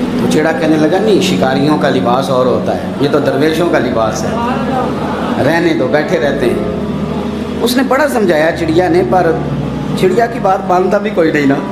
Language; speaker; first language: Urdu; non-native, local second language; Punjabi